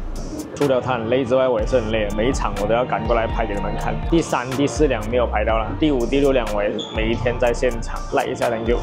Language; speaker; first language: Chinese; native; Chinese